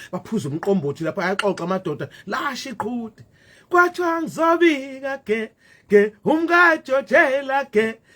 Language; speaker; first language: Zulu; native; Zulu